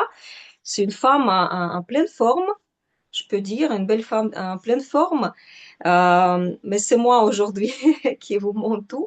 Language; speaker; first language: French; non-native, fluent; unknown